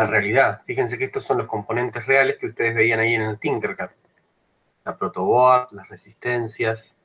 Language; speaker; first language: Spanish; native; Spanish